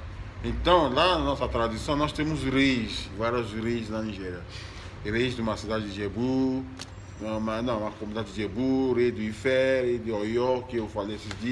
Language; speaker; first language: Portuguese; non-native, fluent; Yoruba